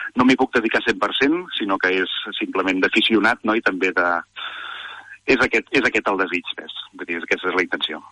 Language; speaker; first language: Catalan; native; Catalan